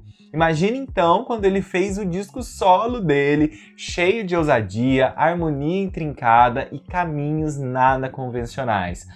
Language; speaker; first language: Portuguese; native; Portuguese